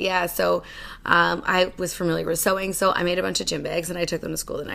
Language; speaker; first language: English; native; English